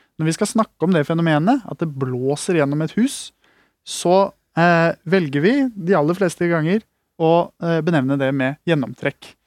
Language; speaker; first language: Norwegian; native; Norwegian